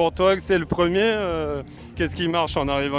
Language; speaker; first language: French; native; French